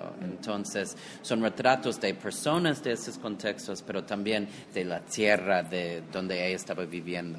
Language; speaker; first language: Spanish; non-native, fluent; English